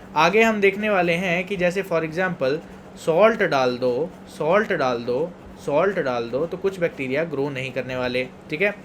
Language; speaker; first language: Hindi; non-native, local second language; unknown